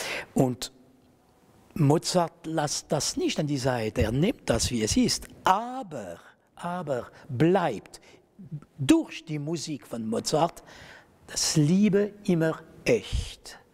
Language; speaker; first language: German; non-native, fluent; French